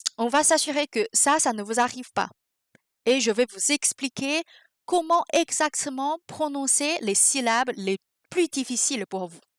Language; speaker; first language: French; non-native, fluent; Chinese